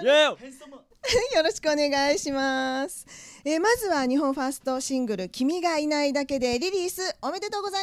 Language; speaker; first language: Japanese; native; Japanese